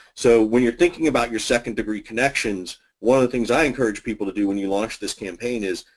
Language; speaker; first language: English; native; English